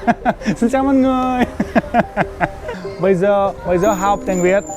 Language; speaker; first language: Vietnamese; non-native, learner; Lithuanian